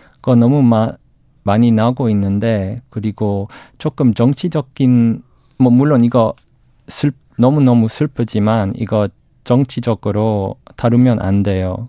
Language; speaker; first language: Korean; non-native, learner; English